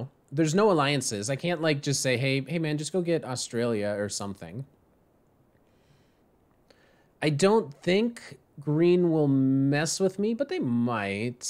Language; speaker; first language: English; native; English